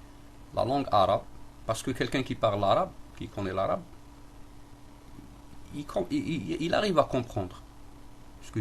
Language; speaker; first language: French; non-native, local second language; Arabic